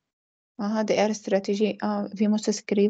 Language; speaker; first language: Swedish; non-native, learner; Arabic